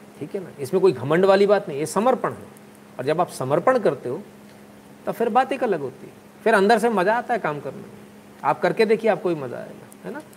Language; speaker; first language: Hindi; native; Hindi